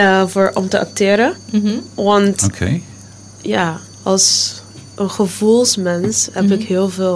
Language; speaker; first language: Dutch; non-native, local second language; Papiamento